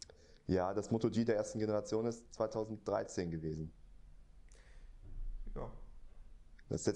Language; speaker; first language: German; native; German